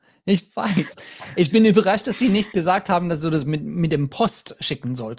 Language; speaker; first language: German; non-native, learner; English